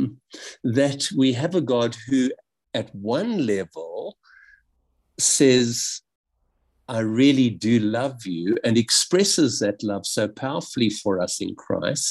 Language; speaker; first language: English; native; English